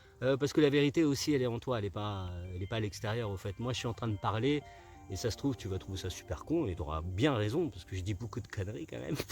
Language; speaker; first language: French; early bilingual, other home language; Spanish